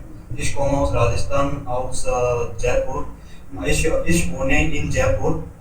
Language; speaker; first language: German; non-native, learner; Hindi